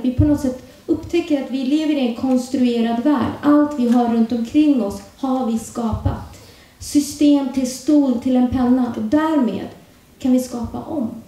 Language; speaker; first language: Swedish; early bilingual, other home language; Urdu